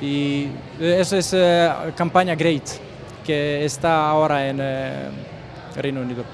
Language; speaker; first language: Spanish; non-native, fluent; Croatian